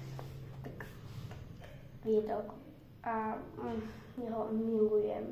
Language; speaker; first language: Slovak; non-native, local second language; Romany